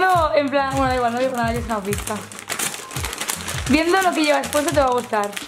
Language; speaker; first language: Spanish; native; Spanish